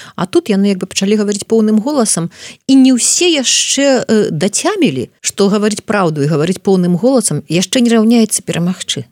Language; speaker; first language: Belarusian; non-native, local second language; Russian